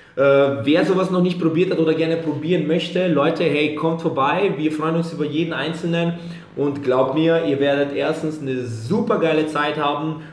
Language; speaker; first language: German; early bilingual, other home language; Serbian